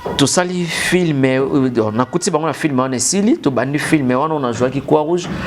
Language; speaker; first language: Lingala; native; Lingala